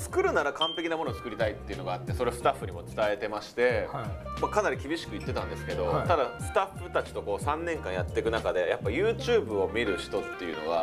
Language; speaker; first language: Japanese; native; Japanese